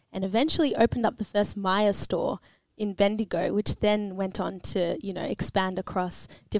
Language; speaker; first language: English; native; English